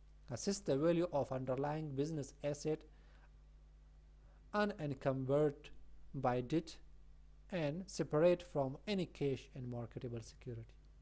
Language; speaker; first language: English; non-native, fluent; Pashto